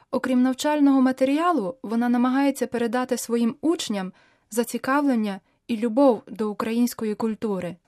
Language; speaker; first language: Ukrainian; native; Ukrainian